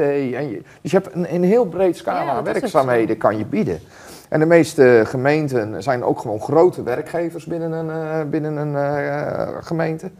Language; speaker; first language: Dutch; native; Dutch